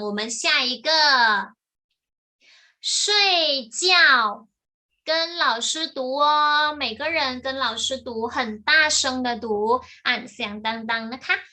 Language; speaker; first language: Chinese; non-native, fluent; Thai